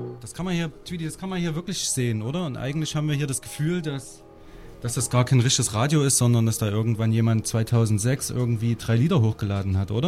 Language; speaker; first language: German; native; German